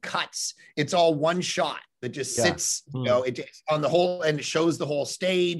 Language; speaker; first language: English; native; English